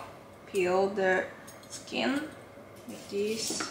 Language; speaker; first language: English; non-native, learner; Japanese